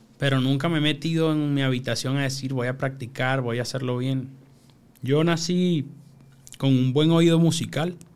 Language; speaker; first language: Spanish; native; Spanish